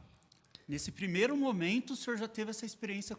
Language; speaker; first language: Portuguese; native; Portuguese